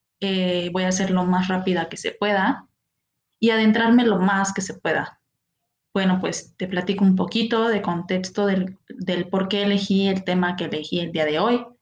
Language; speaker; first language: Spanish; native; Spanish